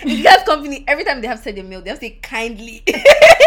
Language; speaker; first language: English; non-native, local second language; Yoruba